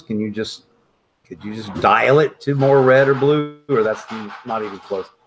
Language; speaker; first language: English; native; English